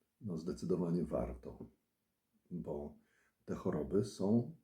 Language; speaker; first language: Polish; native; Polish